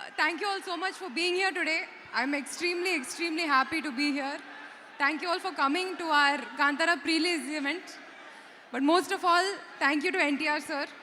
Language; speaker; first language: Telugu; non-native, learner; Kannada